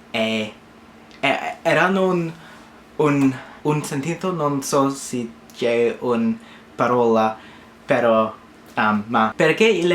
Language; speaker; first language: Italian; non-native, learner; English